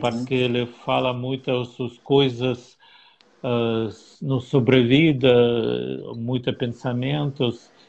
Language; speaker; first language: Portuguese; non-native, learner; Russian